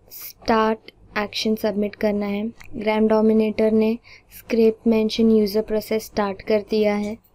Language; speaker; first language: Hindi; non-native, local second language; Marathi